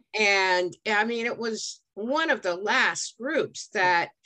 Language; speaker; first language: English; native; English